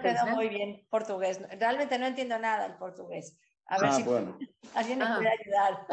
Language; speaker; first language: Portuguese; non-native, learner; Spanish